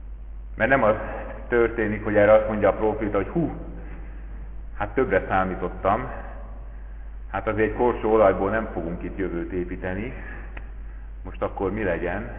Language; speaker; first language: Hungarian; native; Hungarian